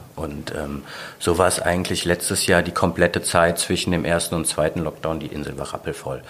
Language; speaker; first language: German; native; German